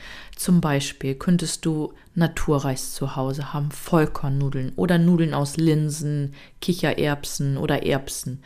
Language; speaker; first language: German; native; German